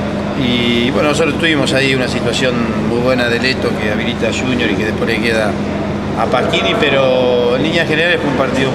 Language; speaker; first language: Spanish; native; Spanish